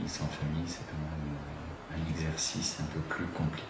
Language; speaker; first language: French; native; French